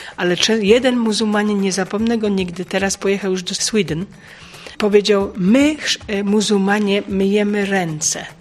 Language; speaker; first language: Polish; native; Polish